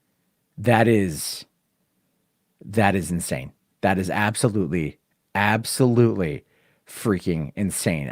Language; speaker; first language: English; native; English